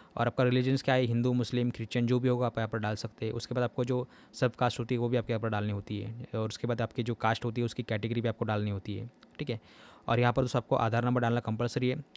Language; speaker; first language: Hindi; non-native, local second language; Marathi